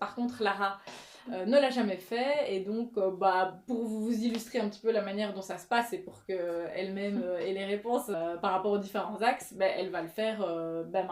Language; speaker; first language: French; native; French